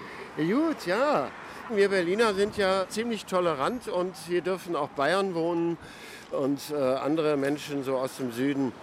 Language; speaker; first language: German; native; German